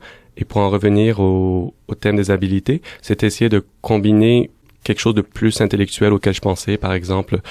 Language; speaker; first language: French; native; French